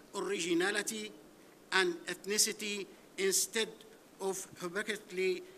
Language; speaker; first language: English; non-native, fluent; Arabic